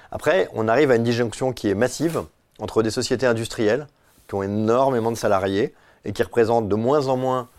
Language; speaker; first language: French; native; French